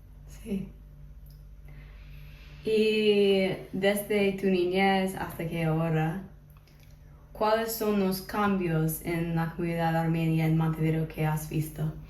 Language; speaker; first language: Spanish; non-native, fluent; English